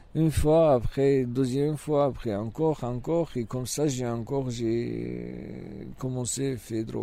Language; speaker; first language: French; non-native, learner; Kurdish